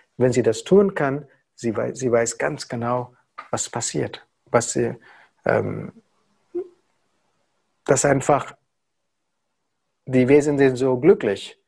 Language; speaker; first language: German; non-native, learner; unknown